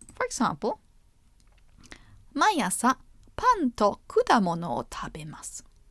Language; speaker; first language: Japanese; non-native, fluent; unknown